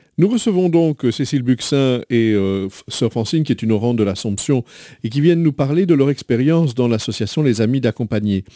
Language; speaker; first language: French; native; French